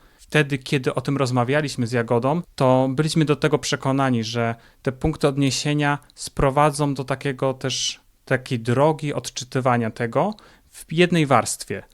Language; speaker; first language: Polish; native; Polish